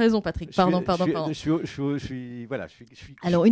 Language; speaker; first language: French; native; French